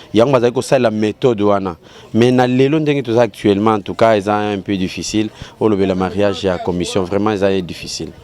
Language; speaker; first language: Lingala; non-native, local second language; Kongo